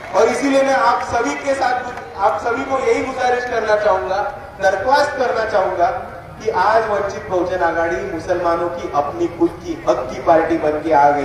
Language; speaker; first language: Hindi; non-native, local second language; Marathi